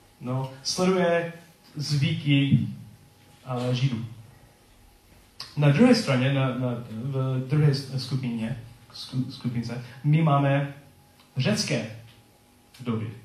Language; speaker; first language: Czech; non-native, learner; English